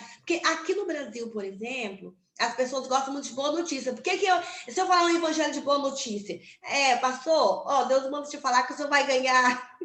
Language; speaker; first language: Portuguese; native; Portuguese